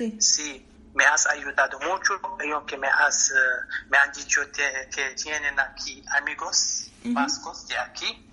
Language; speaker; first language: Spanish; non-native, learner; Arabic